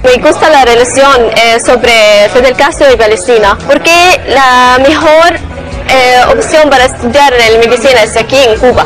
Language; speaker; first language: Spanish; non-native, learner; Arabic